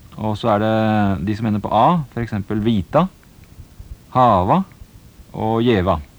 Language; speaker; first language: Norwegian; native; Norwegian